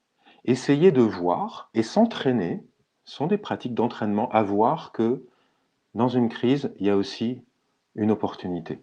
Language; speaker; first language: French; native; French